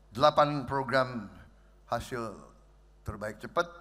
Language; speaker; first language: Indonesian; native; Indonesian